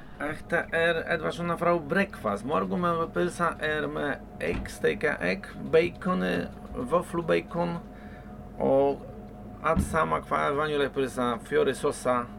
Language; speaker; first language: Icelandic; non-native, learner; Polish